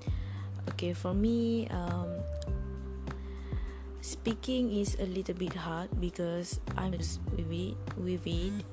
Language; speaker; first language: English; non-native, learner; Malay